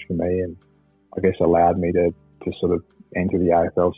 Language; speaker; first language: English; native; English